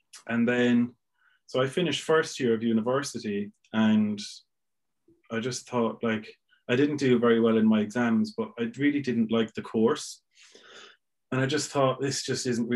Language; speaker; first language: English; native; English